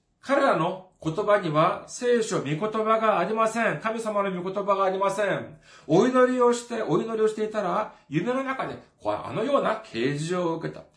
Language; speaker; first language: Japanese; non-native, fluent; Korean